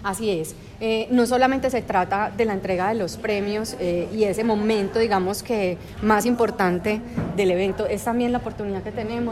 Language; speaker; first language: Spanish; native; Spanish